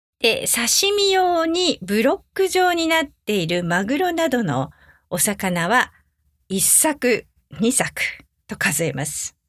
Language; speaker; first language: Japanese; native; Japanese